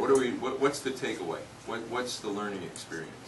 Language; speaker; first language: English; native; English